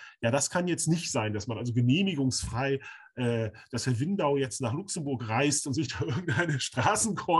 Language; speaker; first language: German; native; German